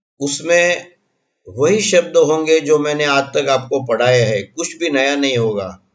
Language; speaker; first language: Hindi; non-native, local second language; Gujarati